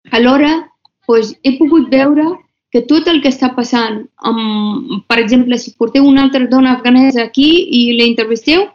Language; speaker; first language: Catalan; non-native, fluent; Persian